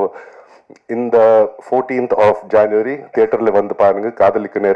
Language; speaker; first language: Tamil; non-native, local second language; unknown